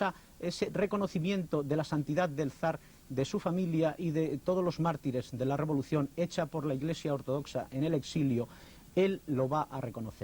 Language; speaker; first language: Spanish; native; Spanish